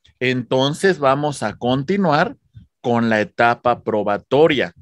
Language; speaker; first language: Spanish; native; Spanish